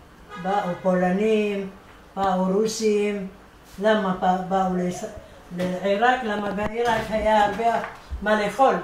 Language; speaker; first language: Hebrew; non-native, fluent; Arabic